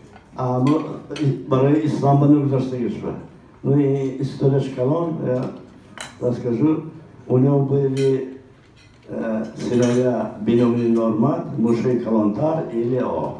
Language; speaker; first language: Russian; non-native, local second language; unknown